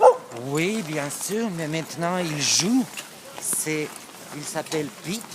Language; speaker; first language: French; non-native, learner; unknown